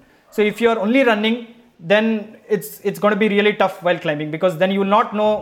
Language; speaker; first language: English; non-native, local second language; Kannada